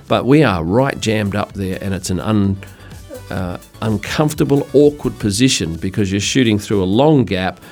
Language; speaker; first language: English; native; English